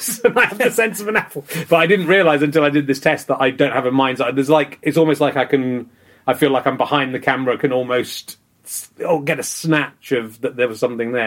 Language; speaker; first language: English; native; English